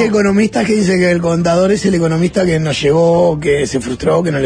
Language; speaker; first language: Spanish; native; Spanish